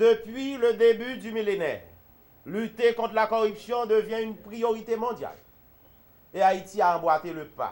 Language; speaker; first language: French; non-native, local second language; Haitian Creole